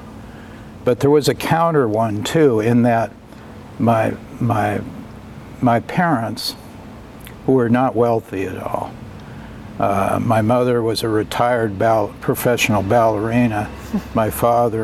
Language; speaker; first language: English; native; English